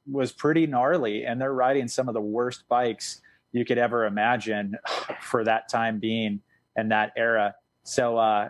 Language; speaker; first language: English; native; English